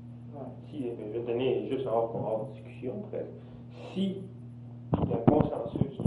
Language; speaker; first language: French; native; French